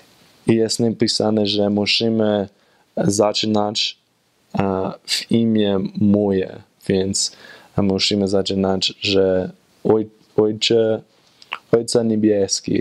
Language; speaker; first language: Polish; non-native, learner; English